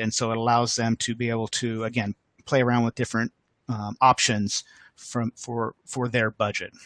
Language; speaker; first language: English; native; English